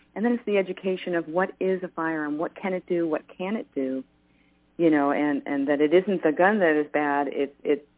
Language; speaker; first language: English; native; English